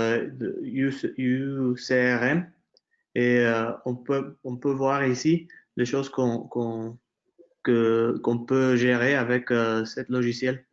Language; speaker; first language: French; non-native, fluent; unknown